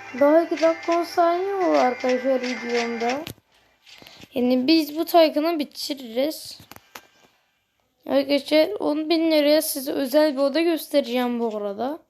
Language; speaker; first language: Turkish; native; Turkish